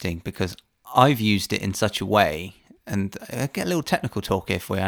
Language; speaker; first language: English; native; English